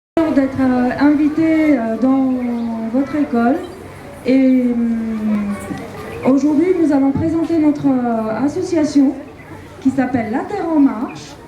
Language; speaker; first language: French; non-native, fluent; Romanian